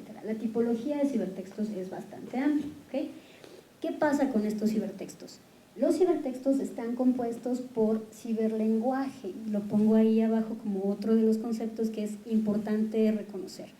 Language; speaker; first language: Spanish; native; Spanish